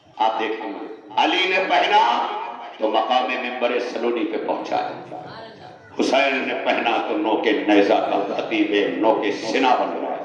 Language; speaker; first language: Urdu; non-native, local second language; Awadhi